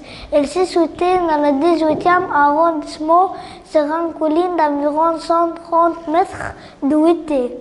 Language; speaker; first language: French; non-native, learner; Arabic